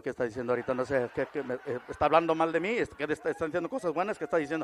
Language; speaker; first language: Spanish; early bilingual, heritage; Spanish